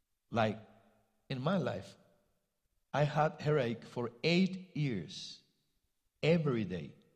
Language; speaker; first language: English; non-native, fluent; Spanish